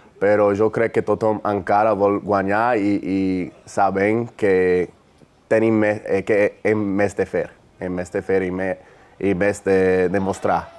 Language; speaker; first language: Catalan; non-native, learner; English